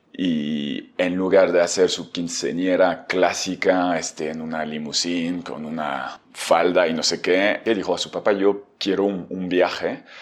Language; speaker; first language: Spanish; non-native, fluent; French